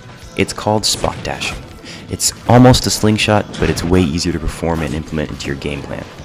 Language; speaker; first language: English; native; English